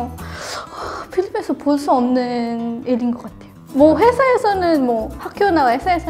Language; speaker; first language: Korean; non-native, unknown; Filipino